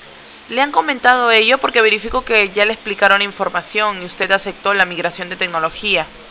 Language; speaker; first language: Spanish; native; Spanish